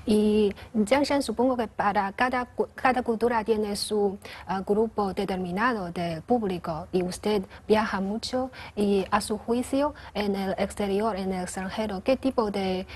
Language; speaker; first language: Spanish; non-native, fluent; Chinese